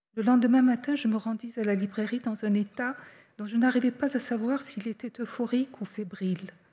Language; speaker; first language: French; native; French